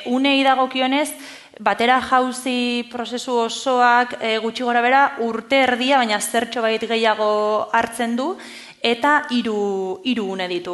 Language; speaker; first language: Basque; native; Basque